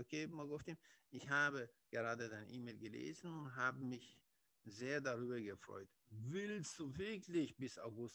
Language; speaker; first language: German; non-native, fluent; Persian